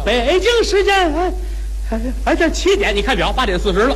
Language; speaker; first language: Chinese; native; Chinese